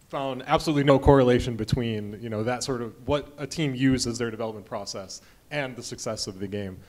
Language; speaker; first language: English; native; English